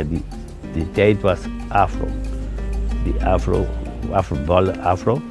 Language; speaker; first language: Dutch; non-native, local second language; Papiamento